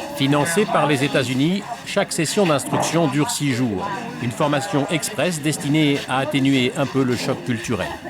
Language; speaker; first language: French; native; French